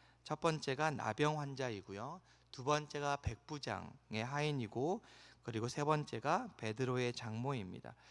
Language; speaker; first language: Korean; native; Korean